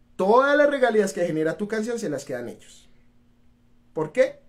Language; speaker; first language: Spanish; native; Spanish